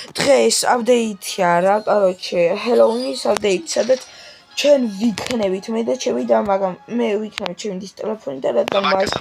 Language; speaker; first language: Georgian; non-native, local second language; Russian